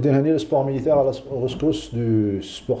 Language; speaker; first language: French; non-native, local second language; Arabic